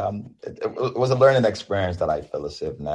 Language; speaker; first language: English; non-native, local second language; Yoruba